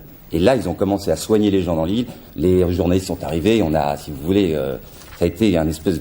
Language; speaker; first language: French; native; French